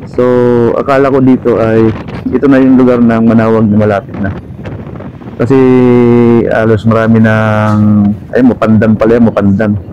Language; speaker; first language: Filipino; non-native, local second language; Waray